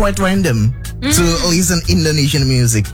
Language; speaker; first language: English; non-native, learner; Indonesian